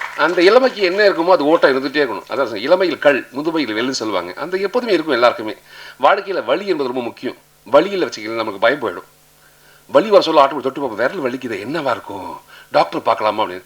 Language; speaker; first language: Tamil; native; Tamil